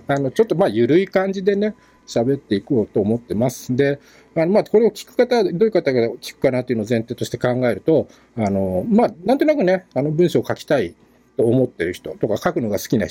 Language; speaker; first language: Japanese; native; Japanese